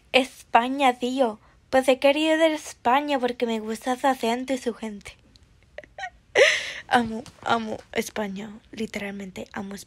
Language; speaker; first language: Spanish; early bilingual, heritage; Spanish